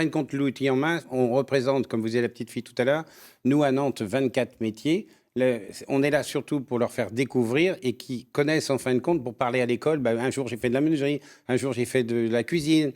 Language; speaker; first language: French; native; French